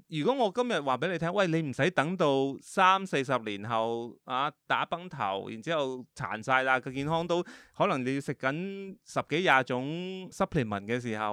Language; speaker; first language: Cantonese; early bilingual, heritage; Cantonese